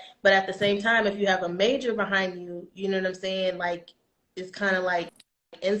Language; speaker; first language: English; native; English